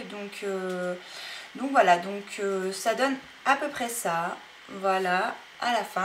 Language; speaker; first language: French; native; French